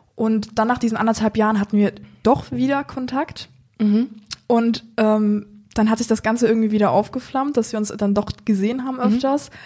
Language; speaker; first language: German; native; German